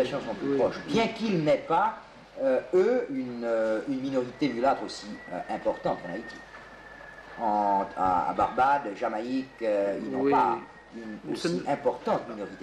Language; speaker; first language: French; native; French